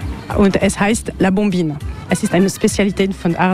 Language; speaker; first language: German; non-native, learner; French